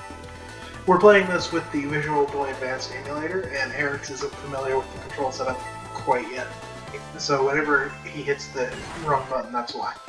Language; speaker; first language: English; native; English